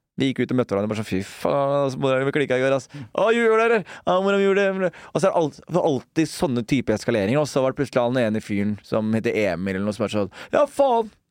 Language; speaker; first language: Norwegian; early bilingual, other home language; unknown